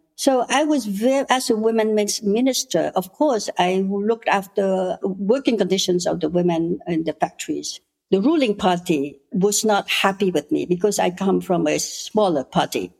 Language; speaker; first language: English; non-native, fluent; Khmer